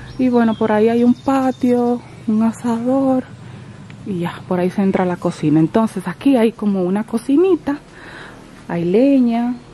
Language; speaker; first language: Spanish; native; Spanish